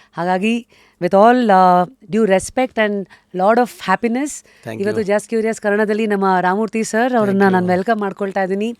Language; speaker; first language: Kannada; native; Kannada